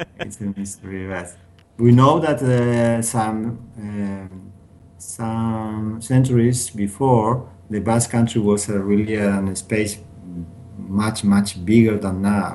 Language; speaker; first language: English; non-native, learner; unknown